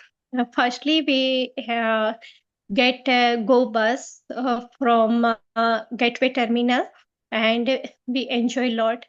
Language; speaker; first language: English; non-native, learner; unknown